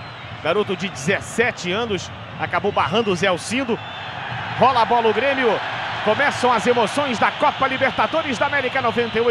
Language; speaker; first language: Portuguese; native; Portuguese